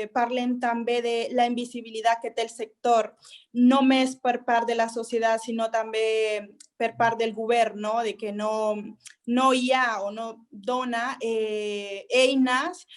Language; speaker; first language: Catalan; non-native, local second language; Spanish